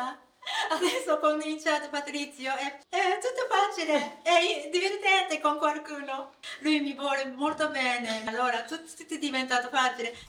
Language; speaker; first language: Italian; non-native, learner; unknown